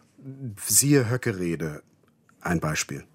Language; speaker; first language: German; native; German